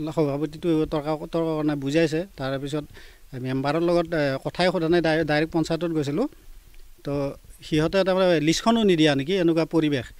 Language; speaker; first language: Assamese; native; Assamese